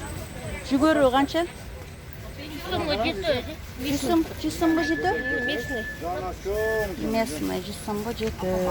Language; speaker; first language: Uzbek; non-native, local second language; Kyrgyz